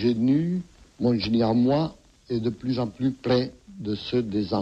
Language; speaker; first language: French; non-native, fluent; Catalan